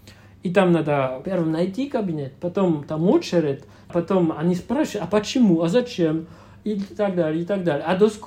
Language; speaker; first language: Russian; non-native, fluent; French